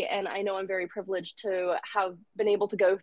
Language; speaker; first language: English; native; English